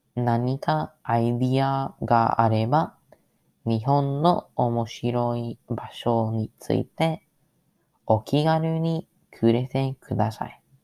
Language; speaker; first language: Japanese; non-native, learner; English